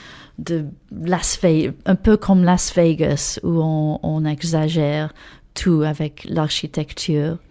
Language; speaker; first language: French; non-native, learner; English